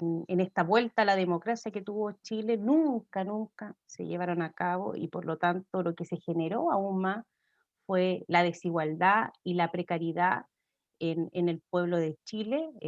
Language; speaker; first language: Spanish; native; Spanish